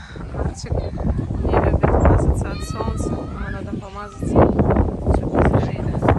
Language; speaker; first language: Russian; native; Russian